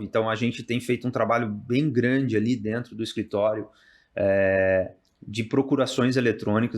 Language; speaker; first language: Portuguese; native; Portuguese